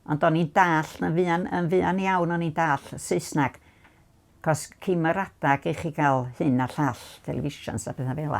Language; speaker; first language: Welsh; native; Welsh